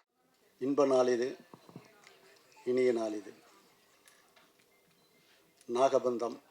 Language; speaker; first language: Tamil; native; Tamil